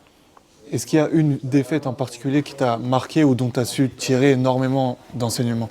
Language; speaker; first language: French; native; French